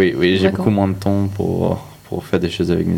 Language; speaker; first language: French; non-native, fluent; English